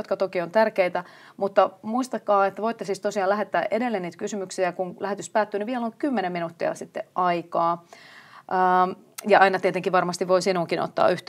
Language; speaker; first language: Finnish; native; Finnish